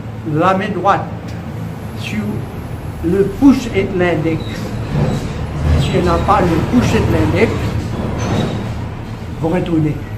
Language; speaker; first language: French; non-native, local second language; Morisyen